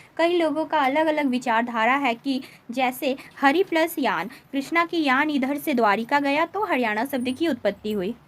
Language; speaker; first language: Hindi; native; Hindi